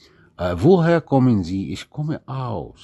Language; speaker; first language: German; non-native, fluent; Arabic